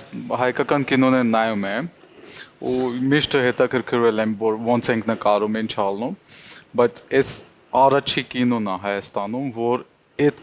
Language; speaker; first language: Armenian; non-native, learner; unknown